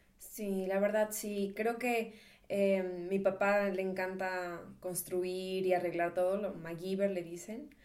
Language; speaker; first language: Spanish; native; Spanish